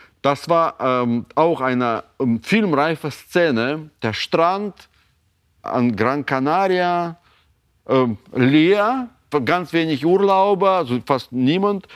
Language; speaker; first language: German; non-native, fluent; Russian